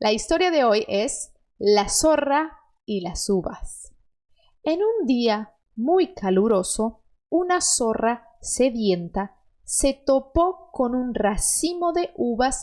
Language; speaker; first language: Spanish; non-native, fluent; Portuguese